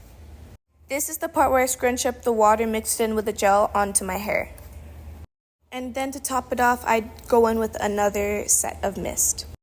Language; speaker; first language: English; native; English